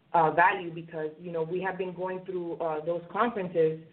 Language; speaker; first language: English; non-native, fluent; Spanish